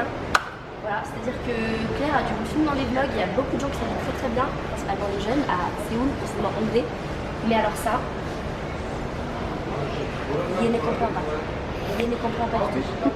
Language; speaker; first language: French; native; French